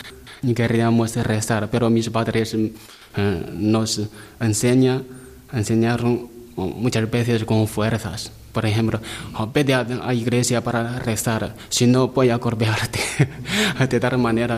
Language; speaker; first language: Spanish; non-native, learner; Chinese